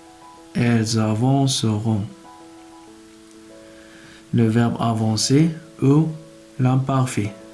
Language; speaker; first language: French; non-native, local second language; Arabic